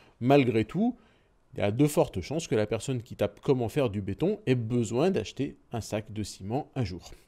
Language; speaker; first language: French; native; French